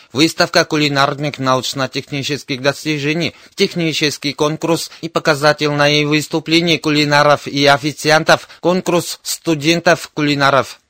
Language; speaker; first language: Russian; non-native, fluent; Korean